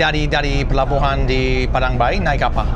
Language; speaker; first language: Indonesian; non-native, fluent; English